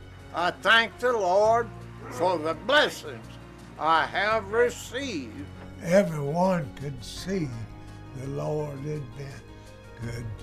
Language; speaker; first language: English; native; English